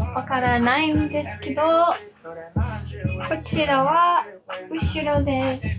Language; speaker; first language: Japanese; non-native, learner; English